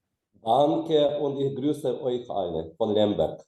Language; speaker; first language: German; non-native, fluent; Ukrainian